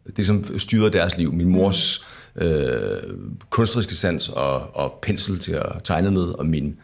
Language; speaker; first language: Danish; native; Danish